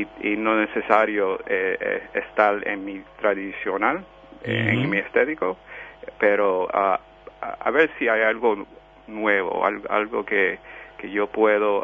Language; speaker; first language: Spanish; early bilingual, heritage; Spanish